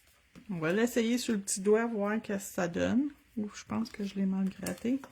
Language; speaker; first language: French; native; French